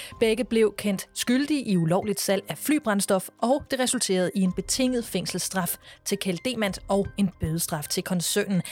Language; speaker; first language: Danish; native; Danish